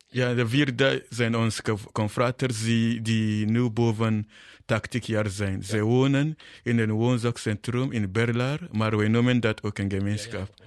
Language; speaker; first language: Dutch; non-native, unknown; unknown